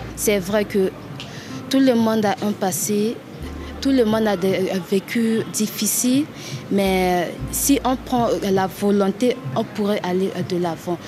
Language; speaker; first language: French; non-native, local second language; Sango